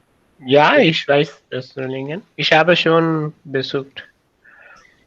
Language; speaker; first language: German; non-native, fluent; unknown